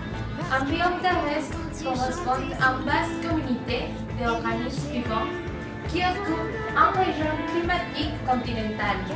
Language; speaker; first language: French; non-native, learner; Spanish